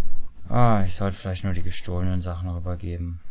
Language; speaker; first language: German; native; German